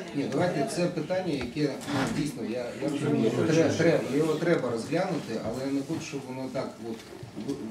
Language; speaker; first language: Ukrainian; non-native, local second language; Russian